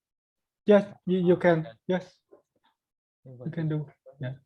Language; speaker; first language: English; non-native, learner; Vietnamese